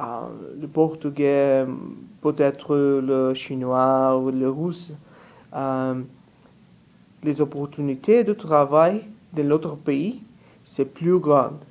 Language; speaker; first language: French; non-native, learner; Portuguese